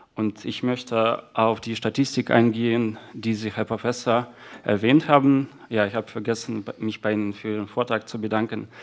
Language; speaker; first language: German; non-native, fluent; Russian